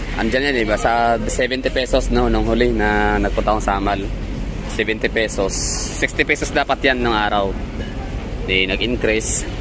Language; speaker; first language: Filipino; non-native, local second language; Cebuano